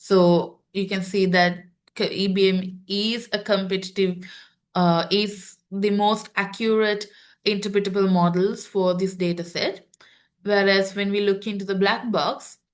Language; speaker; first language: English; non-native, local second language; Sinhala